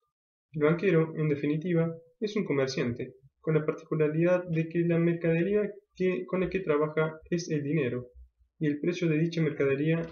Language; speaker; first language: Spanish; native; Spanish